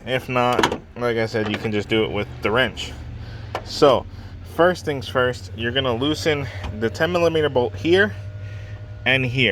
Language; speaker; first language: English; native; English